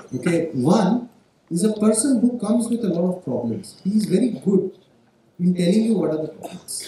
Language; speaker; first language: English; non-native, local second language; Marathi